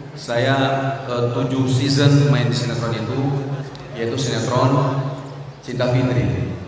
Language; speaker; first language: Indonesian; native; Indonesian